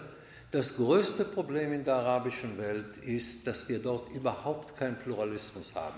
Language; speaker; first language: German; non-native, fluent; Hebrew